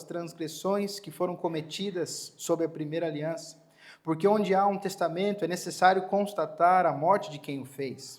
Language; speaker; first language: Portuguese; native; Portuguese